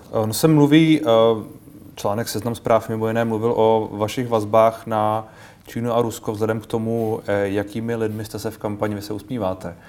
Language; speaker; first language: Czech; native; Czech